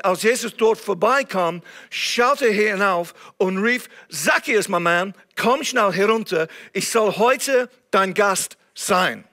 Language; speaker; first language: German; non-native, fluent; English